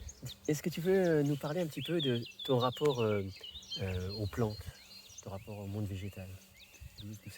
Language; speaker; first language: French; native; French